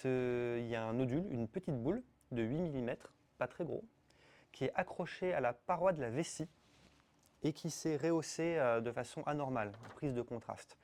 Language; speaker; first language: French; native; French